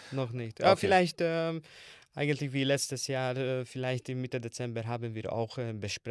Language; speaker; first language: German; non-native, learner; Hungarian